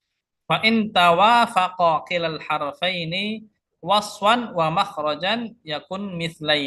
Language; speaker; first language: Arabic; non-native, fluent; Indonesian